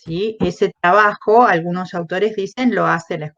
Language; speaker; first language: Spanish; native; Spanish